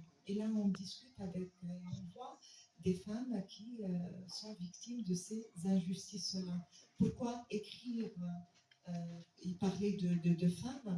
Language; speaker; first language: French; non-native, local second language; Arabic